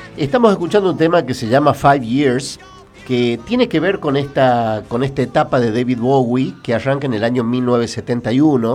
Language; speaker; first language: Spanish; native; Spanish